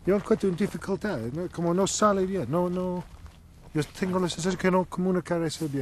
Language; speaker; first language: Spanish; non-native, learner; English